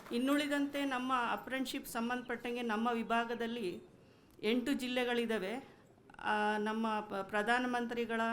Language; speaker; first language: Kannada; native; Kannada